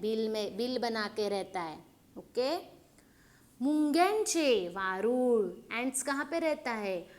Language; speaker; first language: Hindi; non-native, local second language; Marathi